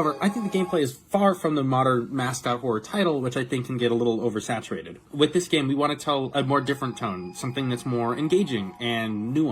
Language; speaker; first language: English; native; English